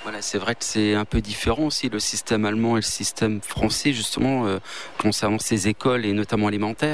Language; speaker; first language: French; native; French